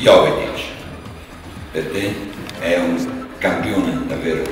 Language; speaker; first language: Italian; native; Italian